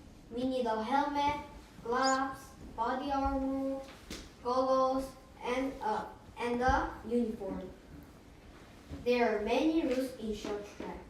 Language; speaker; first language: English; non-native, fluent; Korean